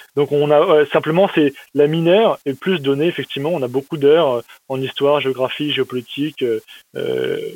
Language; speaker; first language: French; native; French